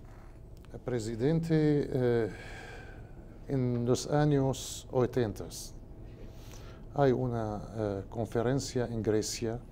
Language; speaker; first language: Portuguese; non-native, learner; Spanish